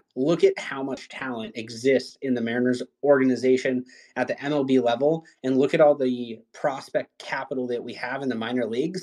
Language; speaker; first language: English; native; English